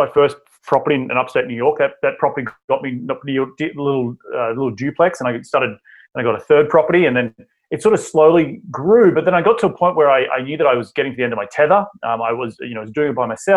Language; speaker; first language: English; native; English